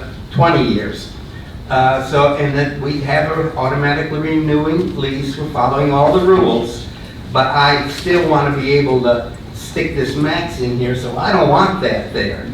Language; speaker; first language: English; native; English